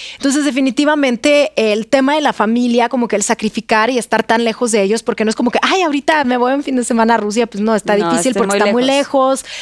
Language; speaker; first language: Spanish; non-native, fluent; Russian